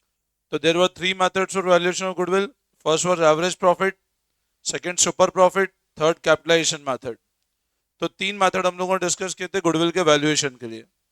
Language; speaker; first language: Hindi; native; Hindi